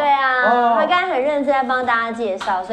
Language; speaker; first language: Chinese; native; Chinese